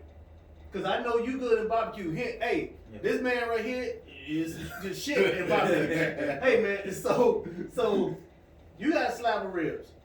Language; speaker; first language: English; native; English